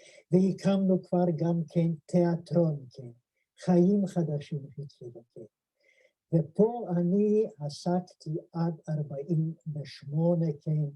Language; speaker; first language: Hebrew; non-native, fluent; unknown